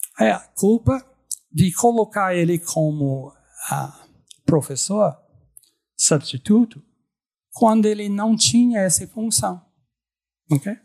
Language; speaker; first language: Portuguese; non-native, fluent; English